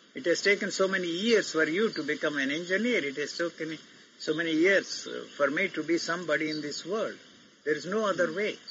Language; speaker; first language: English; non-native, local second language; Telugu